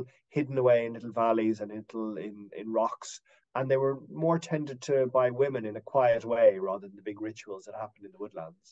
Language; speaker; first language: English; native; English